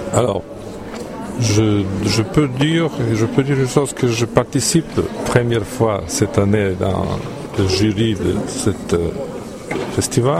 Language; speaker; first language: French; non-native, fluent; Serbian